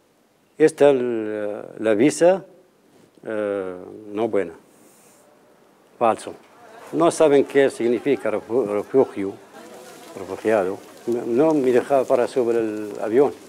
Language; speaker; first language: Spanish; non-native, learner; Arabic